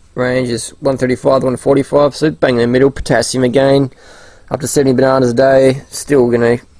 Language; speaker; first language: English; native; English